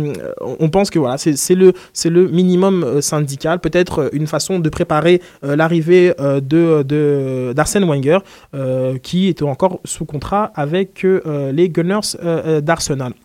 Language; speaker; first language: French; native; French